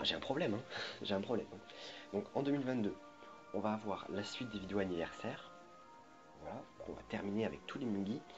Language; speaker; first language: French; native; French